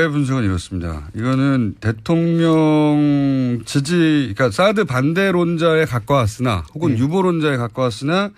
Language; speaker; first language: Korean; native; Korean